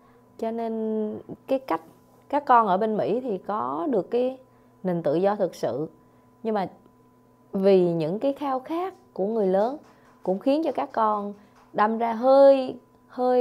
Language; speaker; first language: Vietnamese; native; Vietnamese